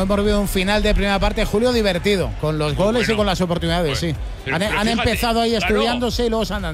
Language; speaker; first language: Spanish; native; Spanish